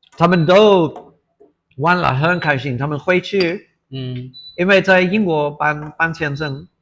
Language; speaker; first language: Chinese; non-native, fluent; English